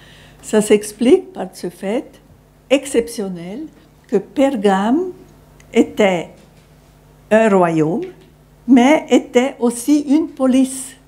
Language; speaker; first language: French; non-native, fluent; Italian